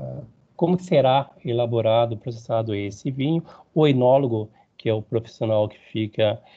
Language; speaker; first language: Portuguese; native; Portuguese